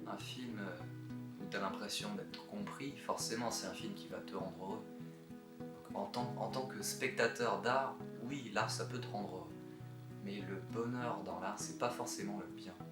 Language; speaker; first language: French; native; French